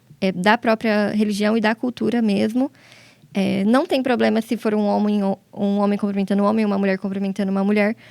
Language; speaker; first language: Portuguese; native; Portuguese